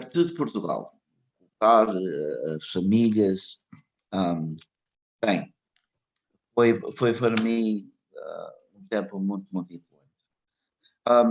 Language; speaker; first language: Portuguese; early bilingual, heritage; English